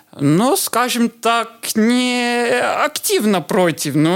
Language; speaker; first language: Russian; non-native, learner; Estonian